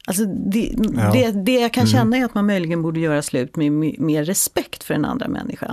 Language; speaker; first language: Swedish; native; Swedish